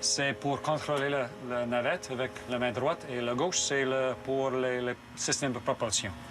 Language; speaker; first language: French; non-native, fluent; English